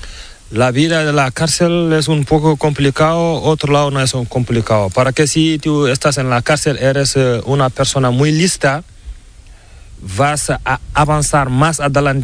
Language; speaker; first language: Spanish; non-native, learner; Fula